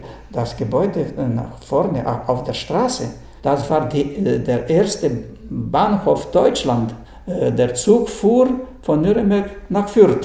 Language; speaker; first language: German; non-native, fluent; Romanian